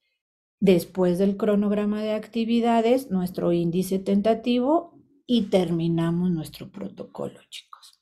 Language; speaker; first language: Spanish; native; Spanish